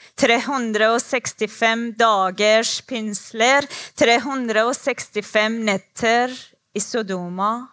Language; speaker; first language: Norwegian; non-native, learner; Persian